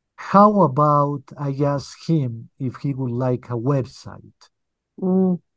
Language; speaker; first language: English; early bilingual, other home language; Spanish